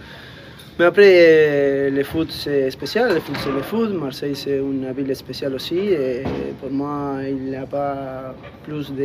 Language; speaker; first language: French; non-native, fluent; Spanish